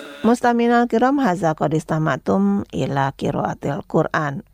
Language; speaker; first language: Arabic; non-native, fluent; Indonesian